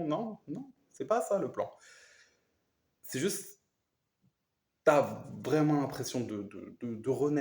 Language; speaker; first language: French; native; French